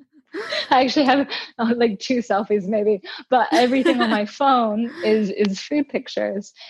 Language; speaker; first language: English; native; English